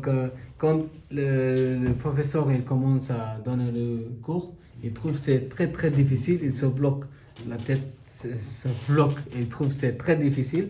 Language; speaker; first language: French; non-native, learner; Bangla